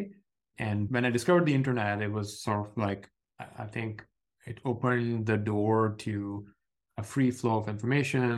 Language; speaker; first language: English; non-native, local second language; Urdu